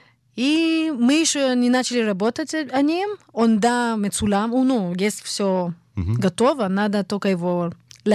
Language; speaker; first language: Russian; early bilingual, heritage; Hebrew